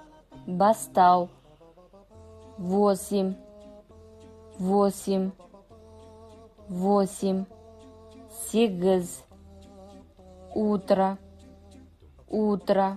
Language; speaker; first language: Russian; non-native, fluent; Kazakh